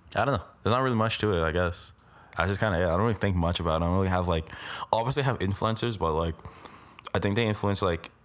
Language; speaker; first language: English; native; English